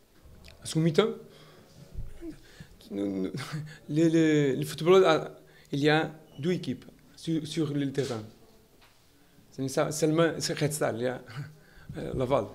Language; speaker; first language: French; non-native, learner; Portuguese